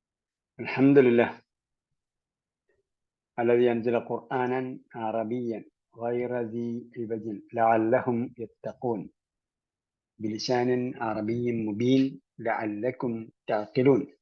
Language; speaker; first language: Arabic; non-native, fluent; Malayalam